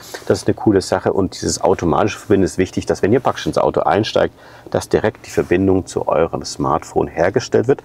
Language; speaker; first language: German; native; German